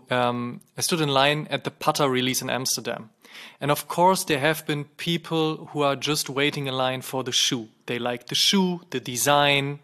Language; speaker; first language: English; non-native, fluent; German